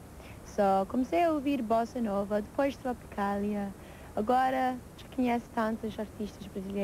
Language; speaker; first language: Portuguese; early bilingual, heritage; English